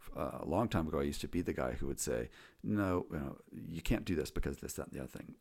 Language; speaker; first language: English; native; English